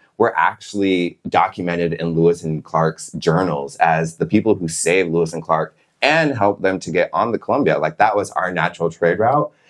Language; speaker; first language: English; native; English